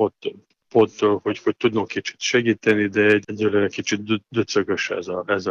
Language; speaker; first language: Hungarian; non-native, learner; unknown